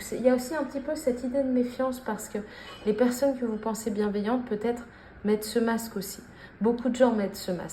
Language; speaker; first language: French; native; French